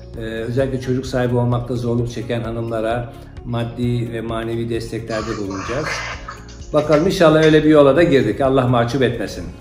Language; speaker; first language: Turkish; native; Turkish